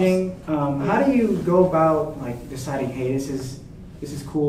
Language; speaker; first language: English; native; English